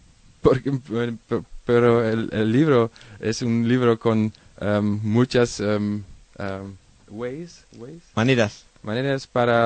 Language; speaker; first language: Spanish; non-native, learner; Dutch